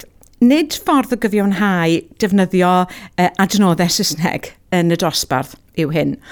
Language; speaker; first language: Welsh; native; Welsh